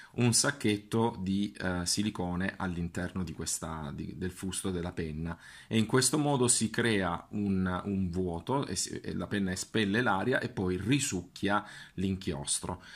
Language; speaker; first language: Italian; native; Italian